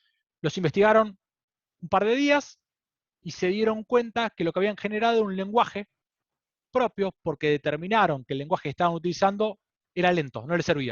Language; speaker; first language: Spanish; native; Spanish